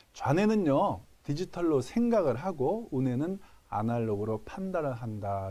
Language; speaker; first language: Korean; native; Korean